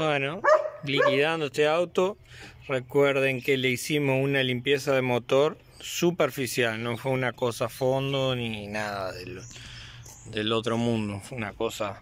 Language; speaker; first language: Spanish; native; Spanish